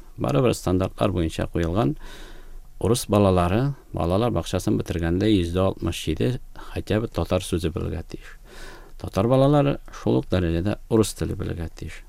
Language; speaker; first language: Tatar; native; Tatar